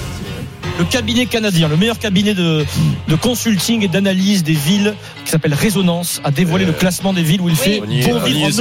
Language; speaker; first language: French; native; French